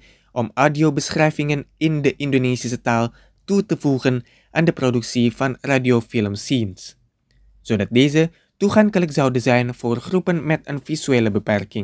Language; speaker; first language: Dutch; non-native, fluent; Indonesian